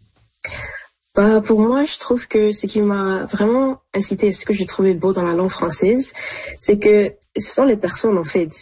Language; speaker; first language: French; early bilingual, other home language; Arabic